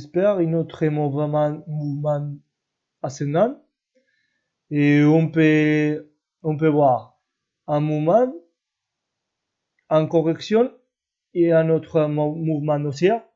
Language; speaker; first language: French; non-native, learner; Spanish